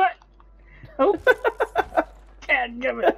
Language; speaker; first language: English; native; English